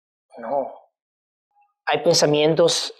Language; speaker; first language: Spanish; non-native, fluent; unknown